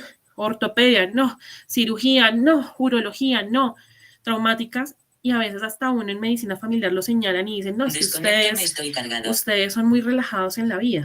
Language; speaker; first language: Spanish; native; Spanish